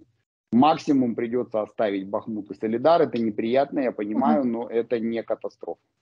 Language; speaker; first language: Russian; native; Russian